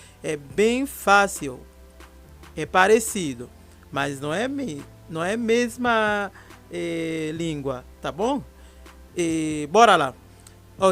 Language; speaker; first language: Portuguese; non-native, fluent; Haitian Creole